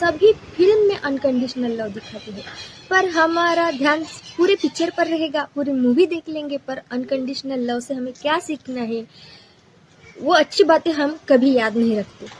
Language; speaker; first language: Hindi; non-native, local second language; Marathi